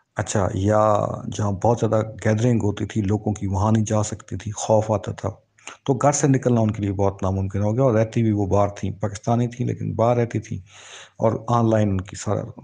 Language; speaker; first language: Urdu; native; Urdu